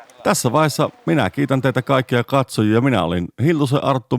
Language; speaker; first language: Finnish; native; Finnish